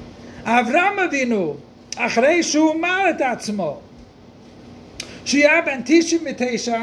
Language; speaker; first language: Hebrew; non-native, fluent; English